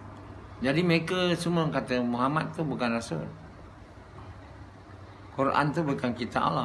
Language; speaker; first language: Malay; native; Malay